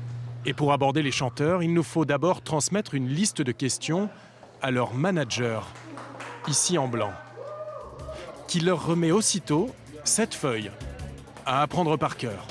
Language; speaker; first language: French; native; French